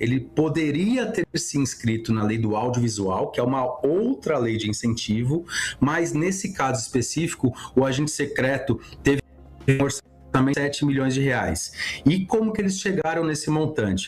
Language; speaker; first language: Portuguese; native; Portuguese